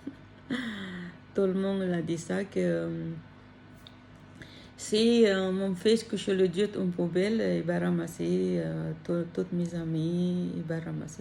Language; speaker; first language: French; non-native, learner; Filipino